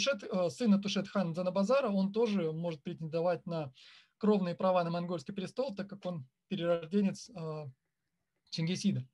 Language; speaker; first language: Russian; native; Russian